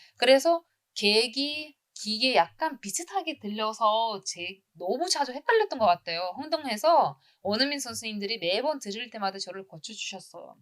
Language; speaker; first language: Korean; non-native, fluent; Uzbek